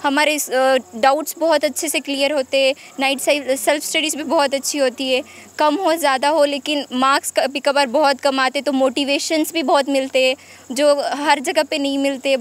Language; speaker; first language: Hindi; non-native, local second language; Kannada